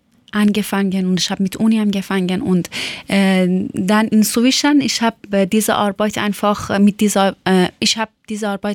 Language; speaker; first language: German; non-native, learner; Persian